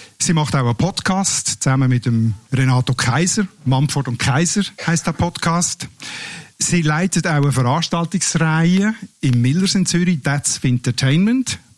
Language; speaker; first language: German; native; German